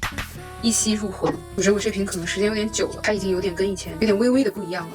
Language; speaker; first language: Chinese; native; Chinese